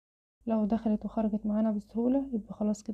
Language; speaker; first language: Arabic; native; Arabic